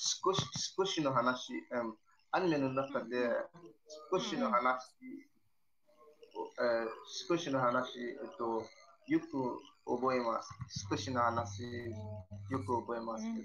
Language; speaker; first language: Japanese; non-native, learner; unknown